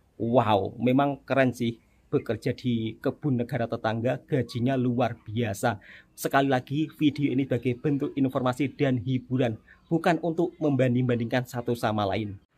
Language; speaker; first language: Indonesian; native; Indonesian